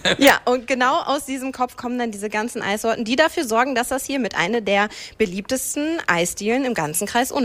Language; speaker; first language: German; native; German